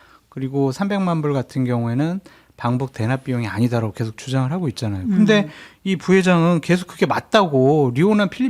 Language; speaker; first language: Korean; native; Korean